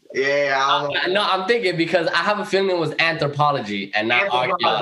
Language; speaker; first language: English; early bilingual, other home language; Spanish